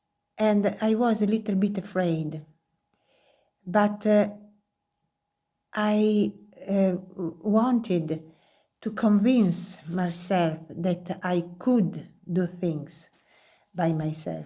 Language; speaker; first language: English; non-native, learner; Italian